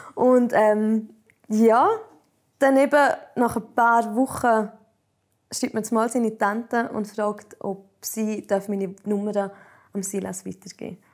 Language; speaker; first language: German; native; German